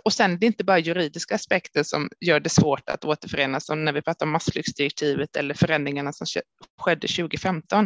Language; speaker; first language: Swedish; native; Swedish